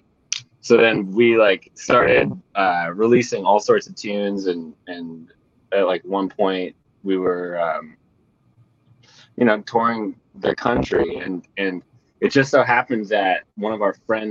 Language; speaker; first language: English; native; English